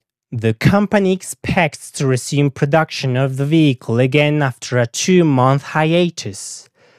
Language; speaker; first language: English; non-native, fluent; Spanish